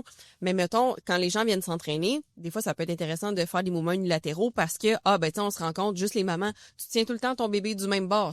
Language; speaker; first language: French; native; French